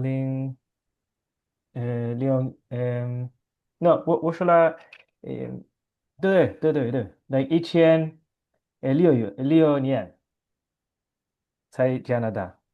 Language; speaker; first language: Chinese; non-native, learner; Hebrew